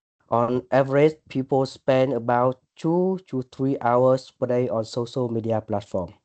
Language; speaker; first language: English; non-native, learner; Vietnamese